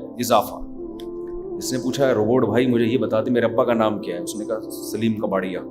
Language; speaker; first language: Urdu; native; Urdu